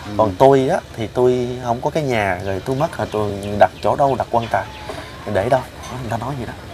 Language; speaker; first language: Vietnamese; native; Vietnamese